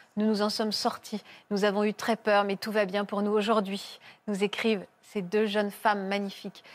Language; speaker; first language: French; native; French